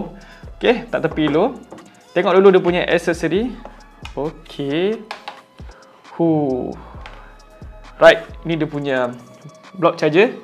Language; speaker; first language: Malay; native; Malay